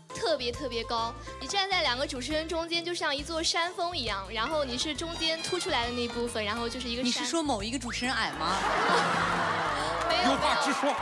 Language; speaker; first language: Chinese; native; Chinese